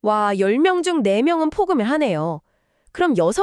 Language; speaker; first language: Korean; native; Korean